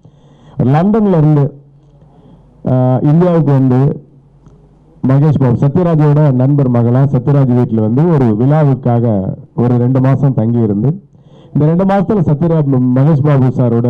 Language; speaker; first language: Tamil; native; Tamil